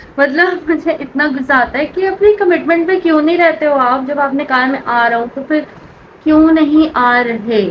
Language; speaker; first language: Urdu; native; Urdu